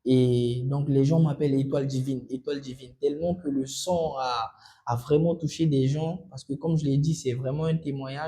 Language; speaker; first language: French; non-native, local second language; Sango